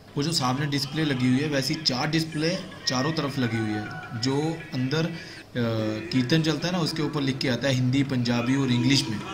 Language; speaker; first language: Hindi; non-native, local second language; Punjabi